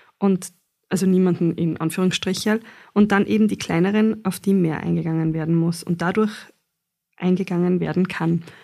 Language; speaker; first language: German; native; German